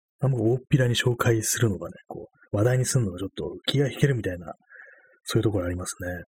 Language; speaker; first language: Japanese; native; Japanese